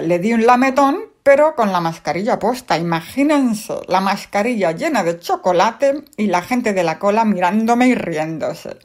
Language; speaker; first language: Spanish; native; Spanish